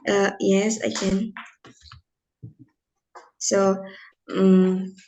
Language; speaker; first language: English; non-native, learner; Indonesian